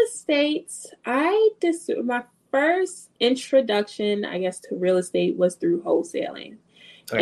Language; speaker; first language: English; native; English